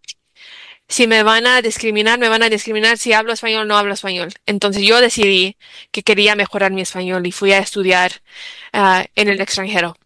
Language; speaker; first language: Spanish; early bilingual, heritage; English